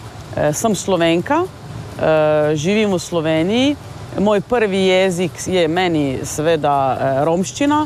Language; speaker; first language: Slovenian; non-native, local second language; Romany